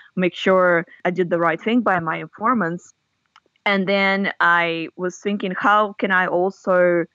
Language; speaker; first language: English; non-native, fluent; Russian